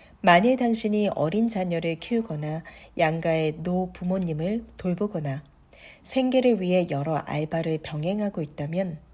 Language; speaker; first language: Korean; native; Korean